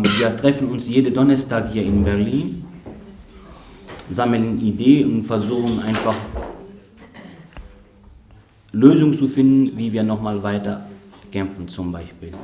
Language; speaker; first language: German; non-native, fluent; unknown